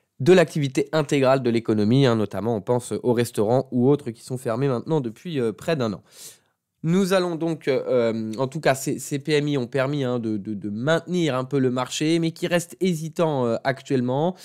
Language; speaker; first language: French; native; French